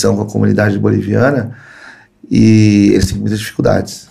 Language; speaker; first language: Portuguese; early bilingual, other home language; Spanish